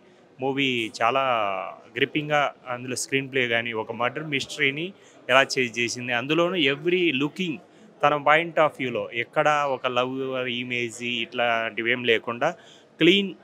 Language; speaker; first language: Telugu; native; Telugu